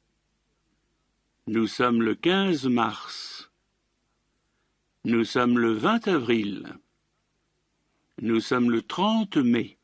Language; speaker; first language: French; native; French